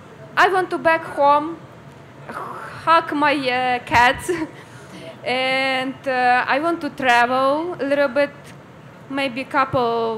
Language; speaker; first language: English; non-native, learner; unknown